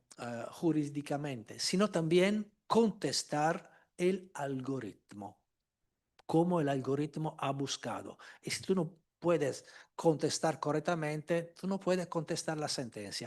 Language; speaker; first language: Spanish; non-native, fluent; Italian